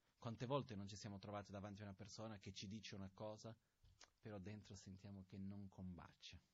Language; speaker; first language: Italian; non-native, fluent; Portuguese